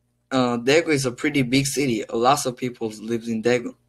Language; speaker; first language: English; non-native, learner; Korean